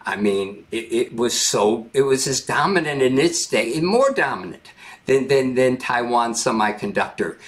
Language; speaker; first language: English; native; English